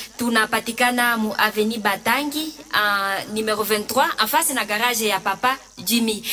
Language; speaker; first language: Swahili; native; Swahili